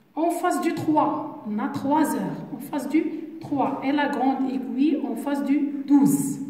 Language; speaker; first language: French; non-native, local second language; Arabic